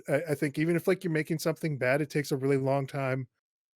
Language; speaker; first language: English; native; English